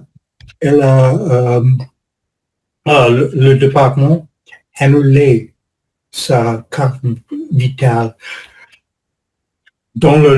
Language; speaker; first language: French; non-native, learner; English